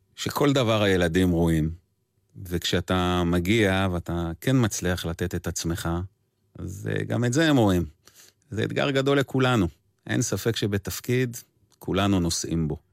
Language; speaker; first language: Hebrew; native; Hebrew